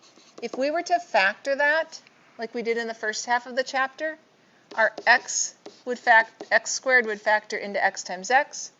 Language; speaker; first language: English; native; English